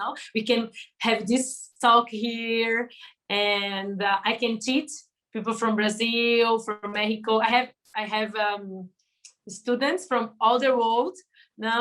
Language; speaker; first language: English; non-native, learner; Portuguese